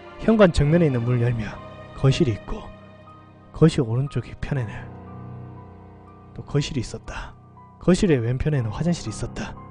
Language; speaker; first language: Korean; native; Korean